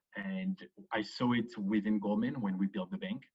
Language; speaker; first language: English; early bilingual, other home language; French